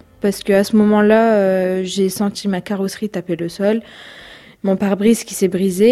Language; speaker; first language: French; native; French